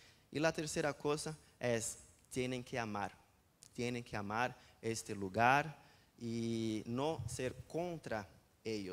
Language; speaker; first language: Spanish; non-native, fluent; Portuguese